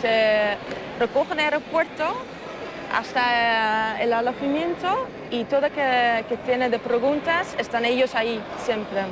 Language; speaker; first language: Spanish; non-native, fluent; Dutch